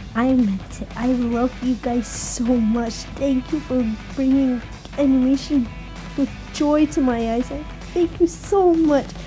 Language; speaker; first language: English; non-native, local second language; Malay